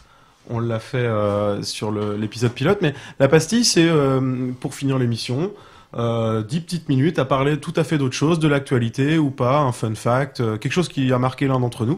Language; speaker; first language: French; native; French